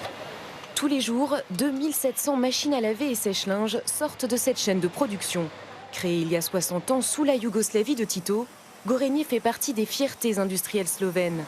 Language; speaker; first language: French; native; French